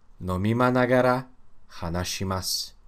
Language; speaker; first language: Japanese; non-native, learner; Russian